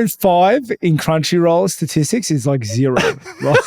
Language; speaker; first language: English; native; English